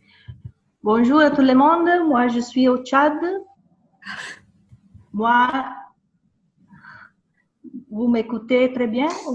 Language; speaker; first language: French; non-native, fluent; Italian